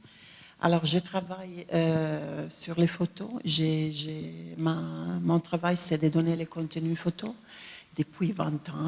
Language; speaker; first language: French; non-native, fluent; Italian